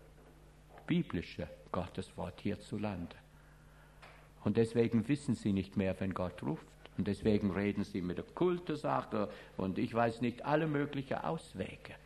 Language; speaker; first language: German; non-native, fluent; English